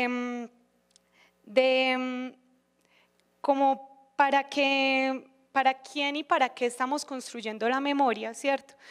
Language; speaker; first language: Spanish; native; Spanish